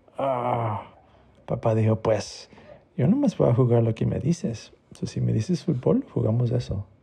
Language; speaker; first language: Spanish; early bilingual, heritage; Spanish